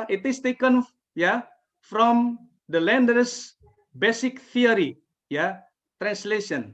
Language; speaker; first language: English; non-native, fluent; Indonesian